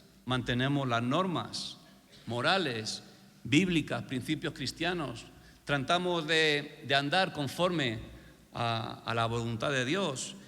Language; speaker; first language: Spanish; native; Spanish